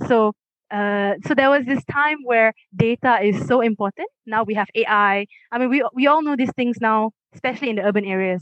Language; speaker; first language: English; non-native, local second language; Malay